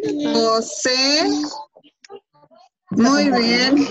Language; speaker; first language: Spanish; native; Spanish